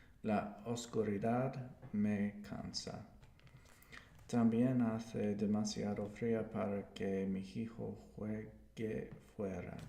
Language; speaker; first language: Spanish; non-native, learner; English